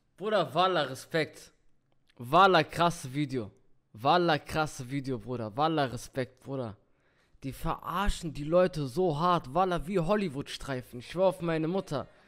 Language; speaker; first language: German; early bilingual, other home language; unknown